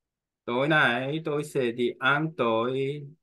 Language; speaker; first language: Vietnamese; non-native, learner; Korean